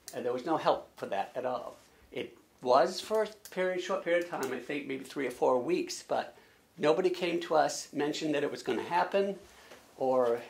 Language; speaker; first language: English; native; English